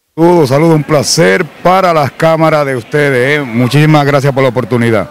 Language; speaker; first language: Spanish; native; Spanish